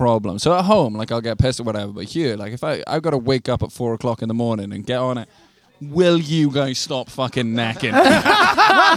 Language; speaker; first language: English; native; English